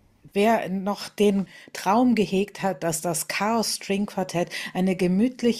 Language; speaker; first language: German; native; German